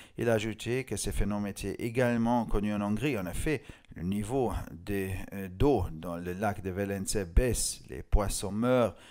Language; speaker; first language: French; non-native, fluent; Hungarian